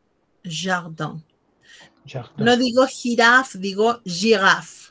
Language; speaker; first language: Spanish; native; Spanish